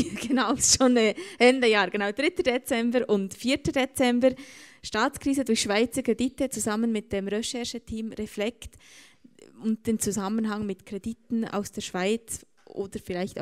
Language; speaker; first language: German; native; German